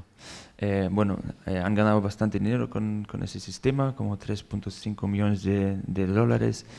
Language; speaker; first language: Spanish; non-native, fluent; German